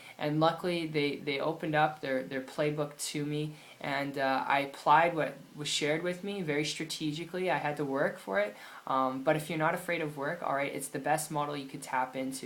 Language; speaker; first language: English; native; English